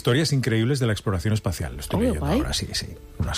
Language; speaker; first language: Spanish; native; Spanish